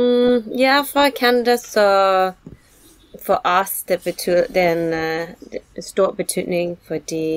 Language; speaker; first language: Danish; non-native, fluent; English